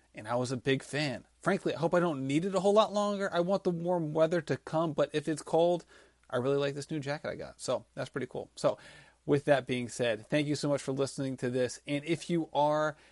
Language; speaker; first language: English; native; English